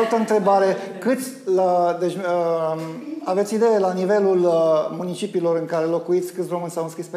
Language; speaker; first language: Romanian; native; Romanian